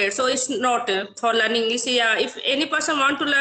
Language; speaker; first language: English; non-native, learner; Hindi